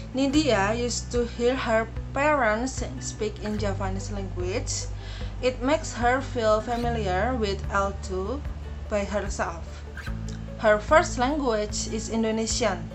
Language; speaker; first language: English; non-native, learner; Indonesian